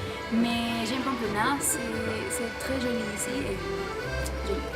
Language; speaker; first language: French; non-native, learner; Spanish